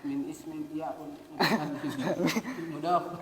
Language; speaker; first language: Arabic; non-native, learner; Indonesian